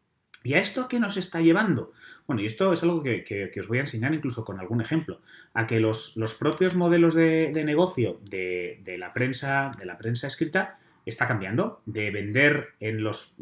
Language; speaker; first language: Spanish; native; Spanish